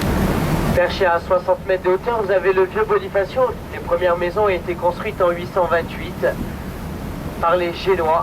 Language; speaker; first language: French; native; French